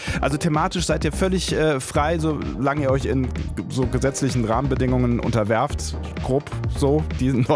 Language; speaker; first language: German; native; German